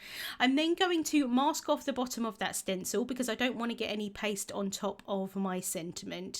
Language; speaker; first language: English; native; English